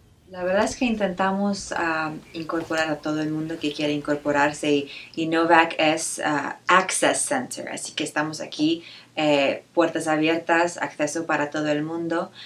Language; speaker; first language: Spanish; non-native, fluent; Bulgarian